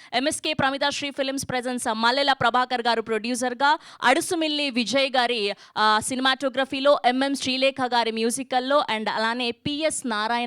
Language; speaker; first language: Telugu; native; Telugu